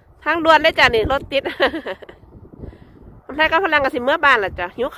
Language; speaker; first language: Thai; non-native, local second language; Lao